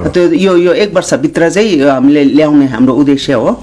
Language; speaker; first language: Nepali; non-native, local second language; Sherpa